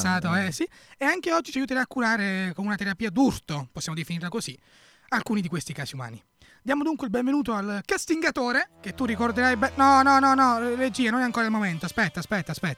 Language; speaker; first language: Italian; native; Italian